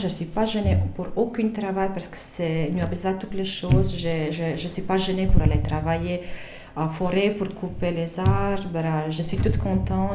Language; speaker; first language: French; non-native, fluent; Latvian